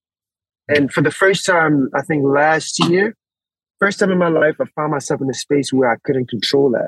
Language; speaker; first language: English; non-native, local second language; Yoruba